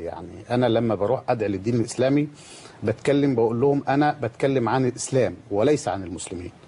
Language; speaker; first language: Arabic; native; Arabic